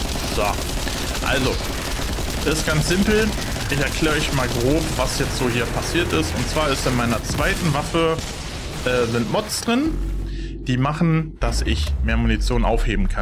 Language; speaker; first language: German; native; German